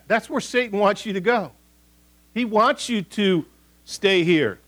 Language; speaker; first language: English; native; English